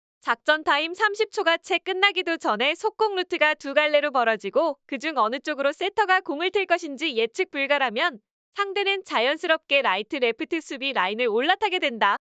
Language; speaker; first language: Korean; native; Korean